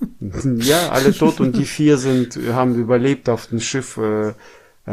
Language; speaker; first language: German; non-native, fluent; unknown